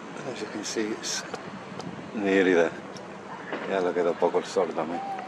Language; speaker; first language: English; early bilingual, other home language; Spanish